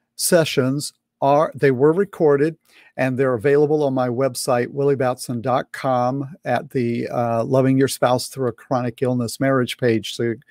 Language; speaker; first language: English; native; English